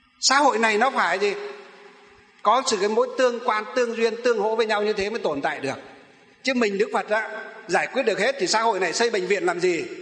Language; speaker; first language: Vietnamese; native; Vietnamese